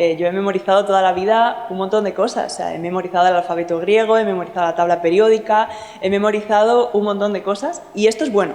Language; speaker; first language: Spanish; native; Spanish